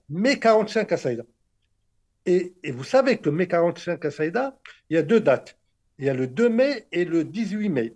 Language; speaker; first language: French; non-native, local second language; Arabic